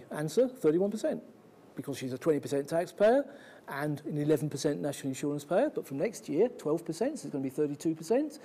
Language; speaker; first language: English; native; English